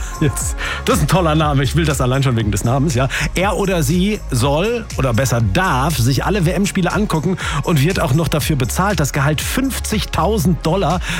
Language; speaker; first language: German; native; German